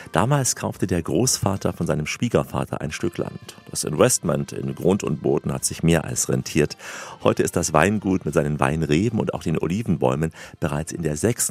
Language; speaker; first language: German; native; German